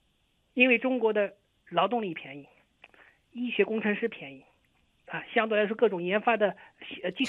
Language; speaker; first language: Chinese; native; Chinese